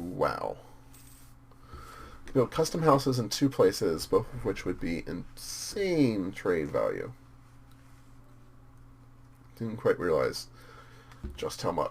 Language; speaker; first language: English; native; English